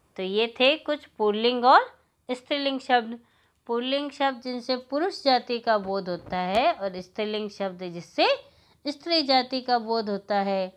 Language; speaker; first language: Hindi; native; Hindi